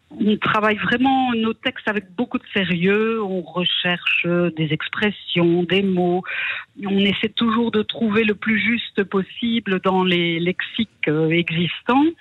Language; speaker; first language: French; native; French